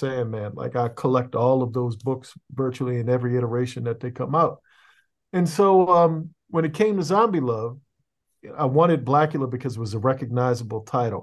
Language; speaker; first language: English; native; English